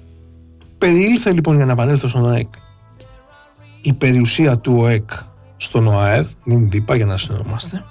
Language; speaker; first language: Greek; native; Greek